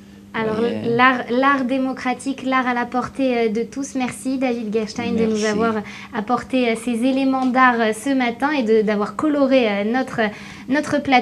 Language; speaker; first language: French; native; French